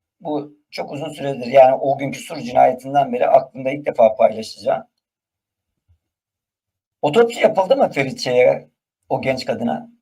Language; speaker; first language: Turkish; native; Turkish